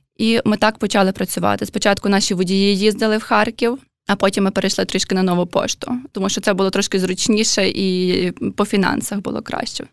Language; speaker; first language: Ukrainian; native; Ukrainian